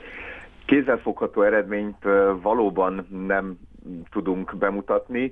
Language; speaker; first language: Hungarian; native; Hungarian